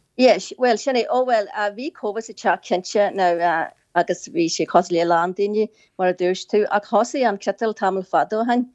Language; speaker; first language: Irish; native; Irish